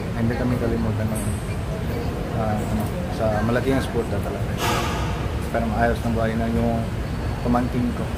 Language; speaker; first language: Filipino; non-native, learner; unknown